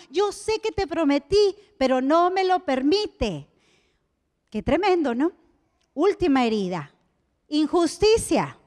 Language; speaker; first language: Spanish; native; Spanish